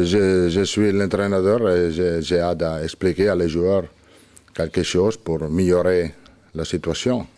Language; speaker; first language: French; non-native, learner; Italian